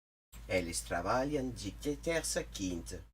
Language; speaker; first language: Portuguese; non-native, learner; English